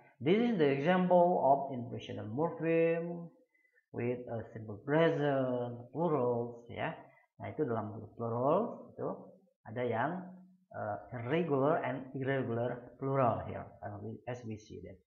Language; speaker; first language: English; non-native, fluent; Indonesian